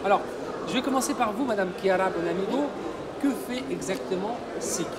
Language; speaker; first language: French; native; French